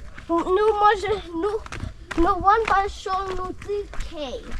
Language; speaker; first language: Russian; early bilingual, heritage; Russian